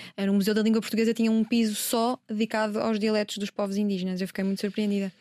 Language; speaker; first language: Portuguese; native; Portuguese